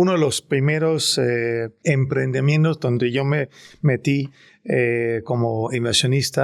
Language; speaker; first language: Spanish; non-native, fluent; Danish